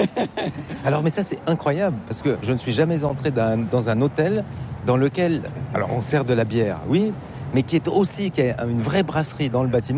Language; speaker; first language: French; native; French